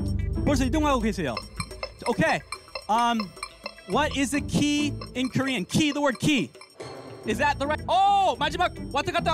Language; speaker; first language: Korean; non-native, fluent; English